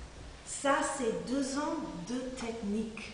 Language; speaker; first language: French; non-native, fluent; English